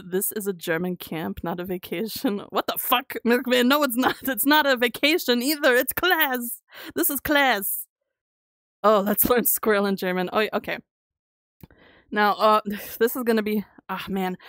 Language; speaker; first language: English; native; English